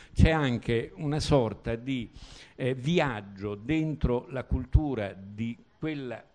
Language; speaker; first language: Italian; native; Italian